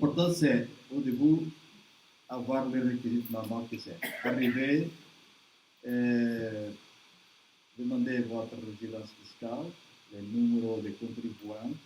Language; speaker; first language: French; non-native, learner; Portuguese